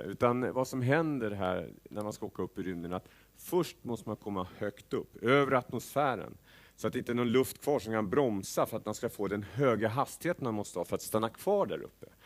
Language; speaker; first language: Swedish; native; Swedish